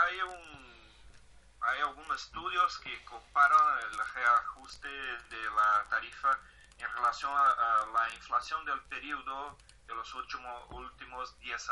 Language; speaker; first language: Spanish; non-native, fluent; Portuguese